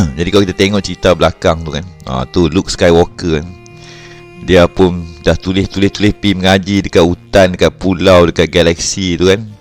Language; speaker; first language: Malay; native; Malay